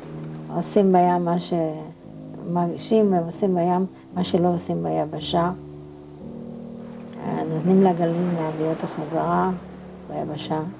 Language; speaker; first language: Hebrew; non-native, fluent; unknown